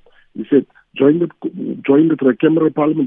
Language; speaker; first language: English; non-native, local second language; Afrikaans